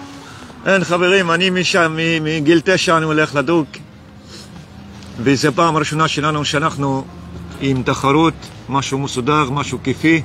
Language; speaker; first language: Hebrew; non-native, local second language; Arabic